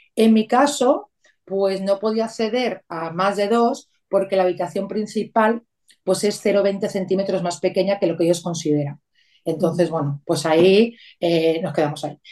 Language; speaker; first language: Spanish; native; Spanish